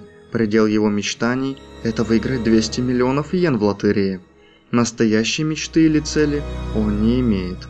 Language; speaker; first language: Russian; native; Russian